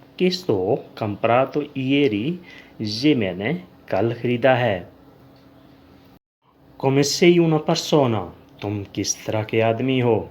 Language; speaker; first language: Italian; non-native, learner; Urdu